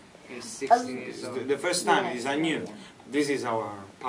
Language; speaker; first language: English; non-native, learner; Italian